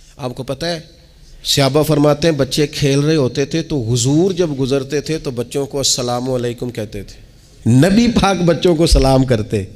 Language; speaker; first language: Urdu; non-native, local second language; Punjabi